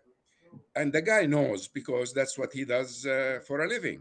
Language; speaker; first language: English; non-native, fluent; Arabic